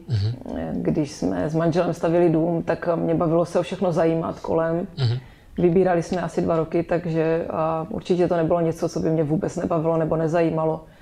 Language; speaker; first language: Czech; native; Czech